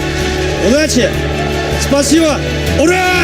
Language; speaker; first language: Russian; non-native, learner; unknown